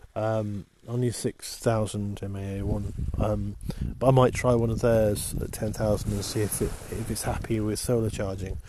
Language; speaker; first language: English; native; English